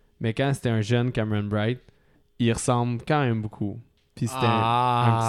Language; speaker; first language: French; native; French